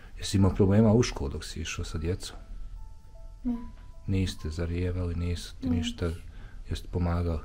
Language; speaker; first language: Bosnian; native; Bosnian